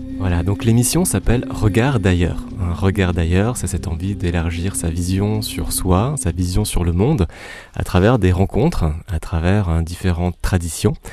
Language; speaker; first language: French; native; French